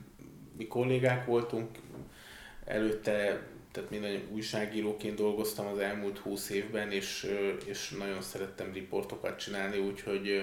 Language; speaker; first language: Hungarian; native; Hungarian